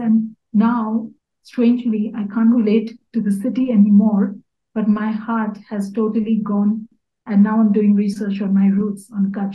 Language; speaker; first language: English; non-native, local second language; Kachhi